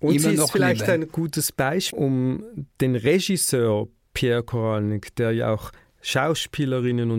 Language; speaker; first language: German; native; German